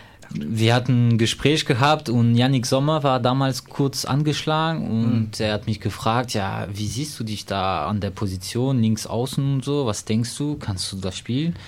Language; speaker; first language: German; non-native, fluent; French